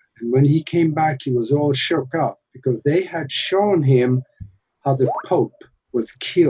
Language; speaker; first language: English; non-native, fluent; Norwegian